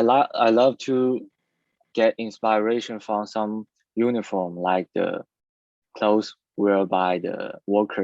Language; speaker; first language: English; non-native, learner; Chinese